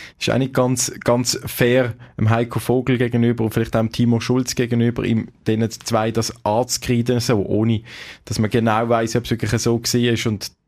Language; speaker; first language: German; native; German